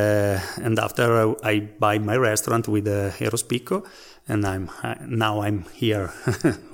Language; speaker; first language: English; non-native, learner; Italian